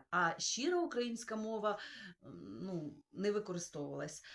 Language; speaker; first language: Ukrainian; non-native, local second language; Russian